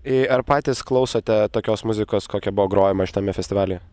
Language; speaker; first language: Lithuanian; native; Lithuanian